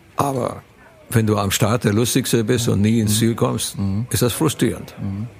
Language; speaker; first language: German; early bilingual, other home language; Romanian